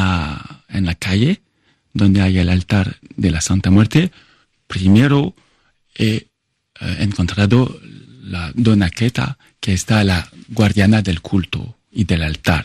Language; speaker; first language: Spanish; non-native, fluent; French